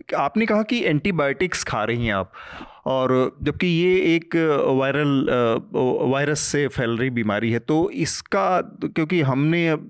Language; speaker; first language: Hindi; native; Hindi